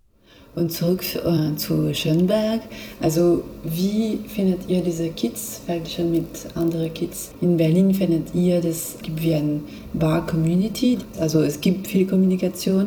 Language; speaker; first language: German; non-native, fluent; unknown